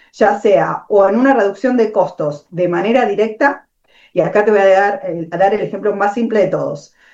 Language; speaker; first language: Spanish; native; Spanish